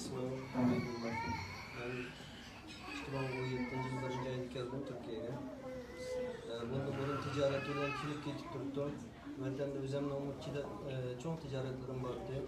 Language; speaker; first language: Turkish; non-native, learner; Uyghur